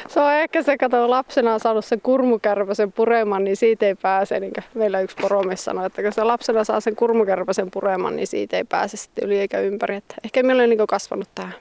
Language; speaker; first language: Finnish; native; Finnish